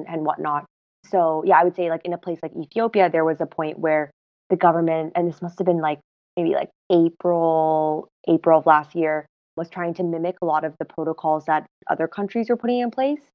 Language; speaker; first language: English; non-native, local second language; Cantonese